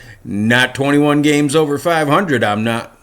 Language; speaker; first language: English; native; English